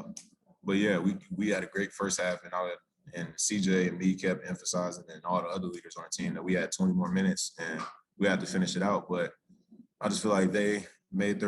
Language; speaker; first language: English; native; English